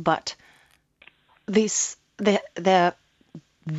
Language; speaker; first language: English; non-native, learner; Ukrainian